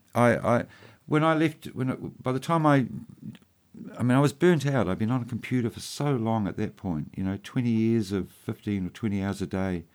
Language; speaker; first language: English; native; English